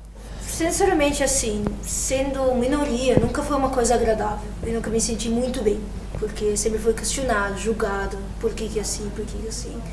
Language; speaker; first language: Portuguese; non-native, fluent; Arabic